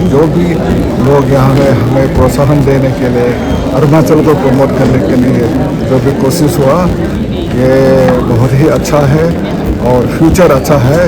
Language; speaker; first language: Hindi; non-native, local second language; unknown